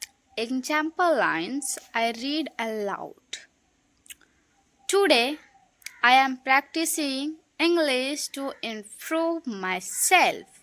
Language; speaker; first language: English; non-native, local second language; Hindi